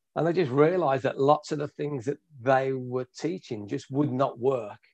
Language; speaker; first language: English; native; English